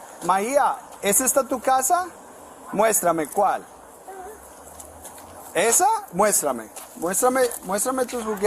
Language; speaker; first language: Spanish; early bilingual, heritage; Spanish